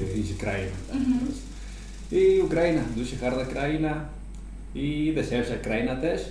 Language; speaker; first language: Ukrainian; non-native, learner; Spanish